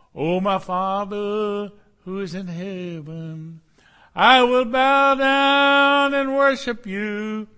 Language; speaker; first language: English; native; English